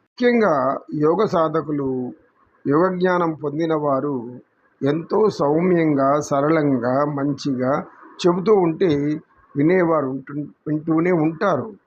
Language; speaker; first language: Telugu; native; Telugu